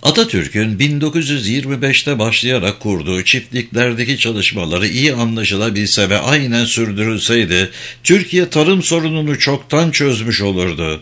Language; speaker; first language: Turkish; native; Turkish